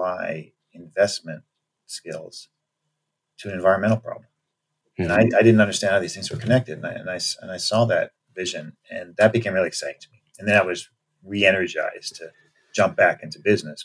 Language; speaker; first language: English; native; English